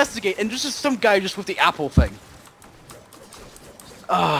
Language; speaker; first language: English; native; English